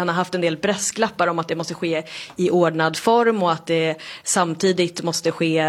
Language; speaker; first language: Swedish; native; Swedish